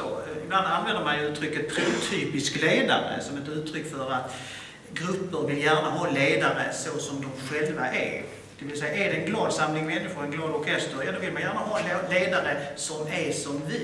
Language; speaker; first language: Swedish; native; Swedish